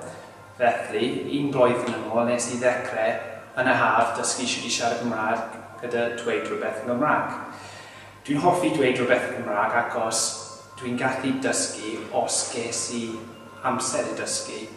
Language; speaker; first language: Welsh; non-native, learner; English